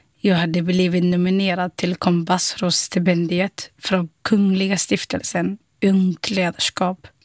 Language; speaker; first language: Swedish; non-native, fluent; Somali